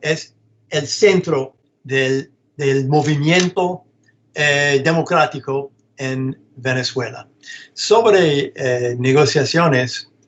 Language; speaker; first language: Spanish; non-native, fluent; English